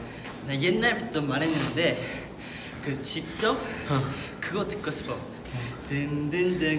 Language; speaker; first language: Korean; non-native, fluent; Japanese